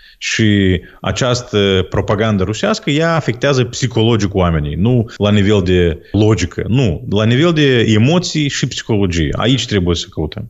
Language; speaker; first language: Romanian; non-native, local second language; Gagauz